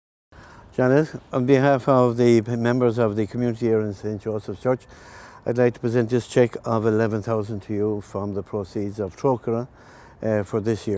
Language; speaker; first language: English; native; English